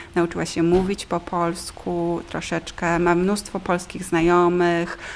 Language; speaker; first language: Polish; native; Polish